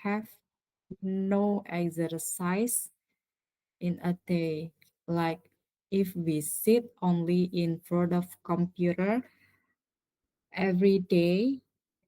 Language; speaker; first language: English; non-native, learner; Indonesian